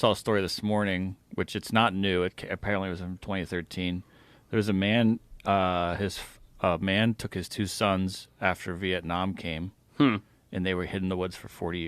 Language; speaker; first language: English; native; English